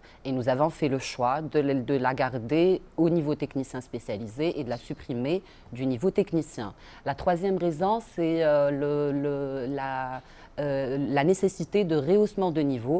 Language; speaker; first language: French; non-native, local second language; Arabic